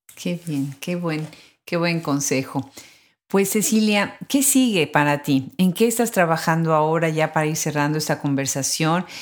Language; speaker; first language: Spanish; native; Spanish